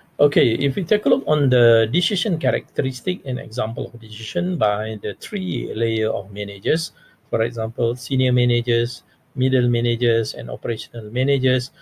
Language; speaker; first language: English; non-native, local second language; Malay